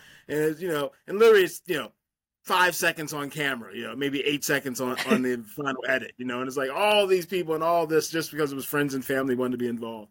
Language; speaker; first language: English; native; English